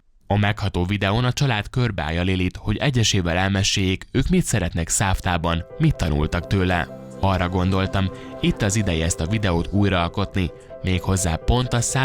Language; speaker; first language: Hungarian; native; Hungarian